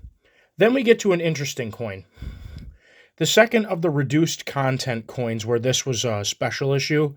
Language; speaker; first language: English; native; English